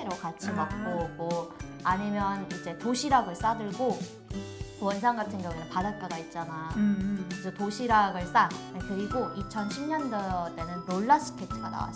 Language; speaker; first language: Korean; native; Korean